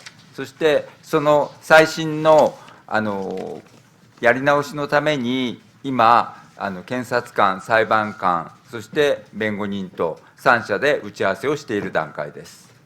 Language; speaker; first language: Japanese; native; Japanese